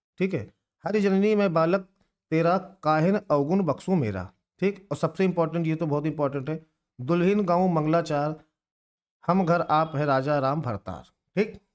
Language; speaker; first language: Hindi; native; Hindi